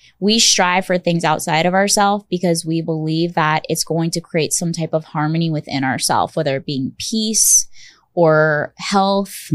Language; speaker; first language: English; native; English